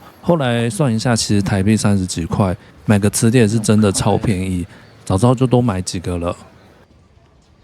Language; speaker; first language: Chinese; native; Chinese